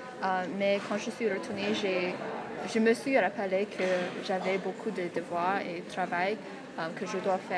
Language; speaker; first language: French; non-native, fluent; English